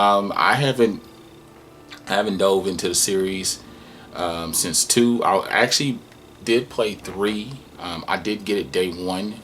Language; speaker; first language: English; native; English